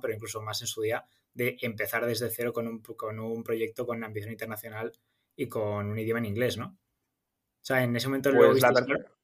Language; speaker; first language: Spanish; native; Spanish